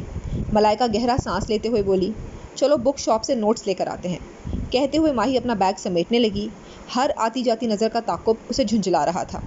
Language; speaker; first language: Urdu; native; Urdu